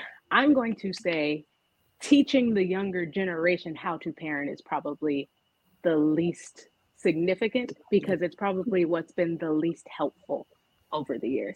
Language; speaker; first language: English; native; English